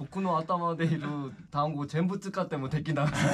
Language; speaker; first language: Japanese; non-native, fluent; Korean